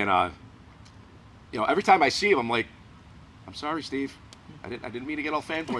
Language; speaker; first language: English; native; English